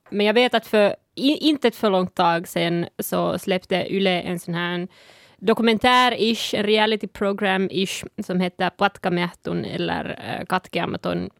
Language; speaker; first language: Swedish; non-native, local second language; Northern Sami